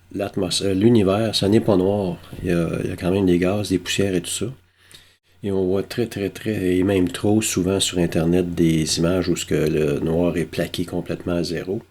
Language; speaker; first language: French; native; French